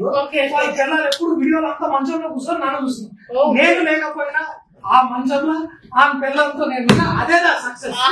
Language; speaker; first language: Telugu; native; Telugu